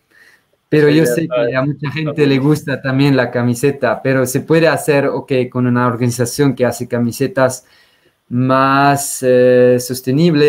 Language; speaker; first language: Spanish; non-native, fluent; Swiss German